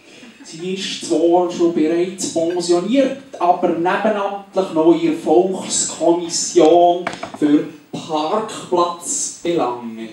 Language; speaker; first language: German; native; German